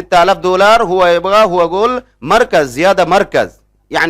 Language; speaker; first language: Arabic; non-native, learner; Bangla